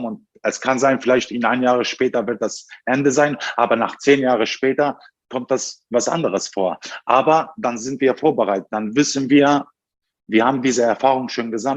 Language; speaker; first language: German; non-native, fluent; Turkish